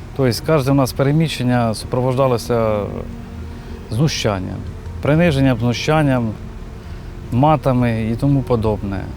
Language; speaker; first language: Ukrainian; native; Ukrainian